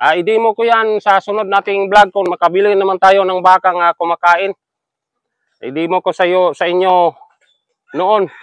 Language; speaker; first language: Filipino; non-native, local second language; Cebuano